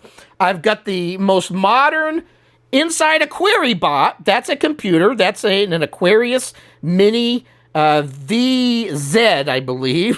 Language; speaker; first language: English; native; English